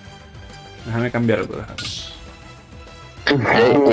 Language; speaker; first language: Spanish; native; Spanish